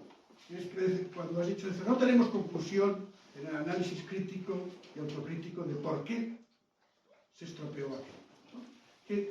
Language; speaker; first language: Spanish; non-native, local second language; Catalan